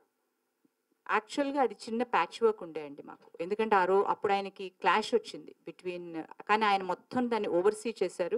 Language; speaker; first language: Telugu; native; Telugu